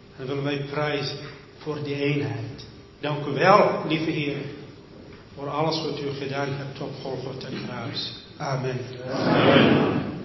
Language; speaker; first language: Dutch; non-native, fluent; French